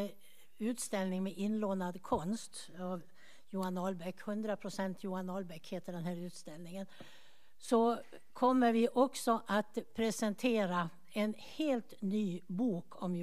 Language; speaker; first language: Swedish; native; Swedish